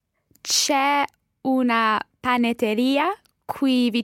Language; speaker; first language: Italian; non-native, learner; English